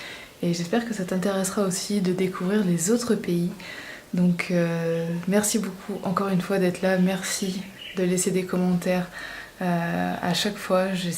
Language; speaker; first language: French; native; French